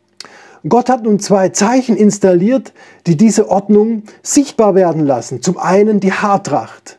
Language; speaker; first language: German; native; German